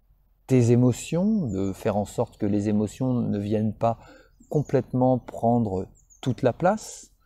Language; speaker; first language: French; native; French